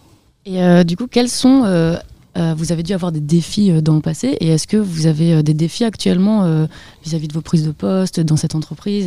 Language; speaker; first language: French; native; French